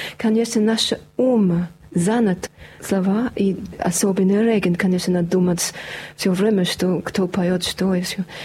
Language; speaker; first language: Russian; non-native, fluent; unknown